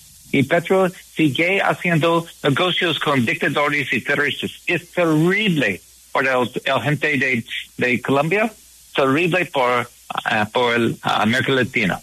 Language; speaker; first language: Spanish; non-native, learner; English